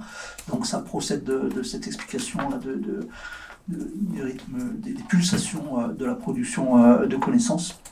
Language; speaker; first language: French; native; French